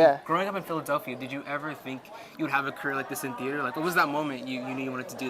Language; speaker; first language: English; native; English